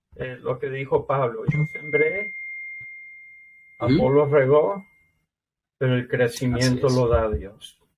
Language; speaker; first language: Spanish; non-native, fluent; English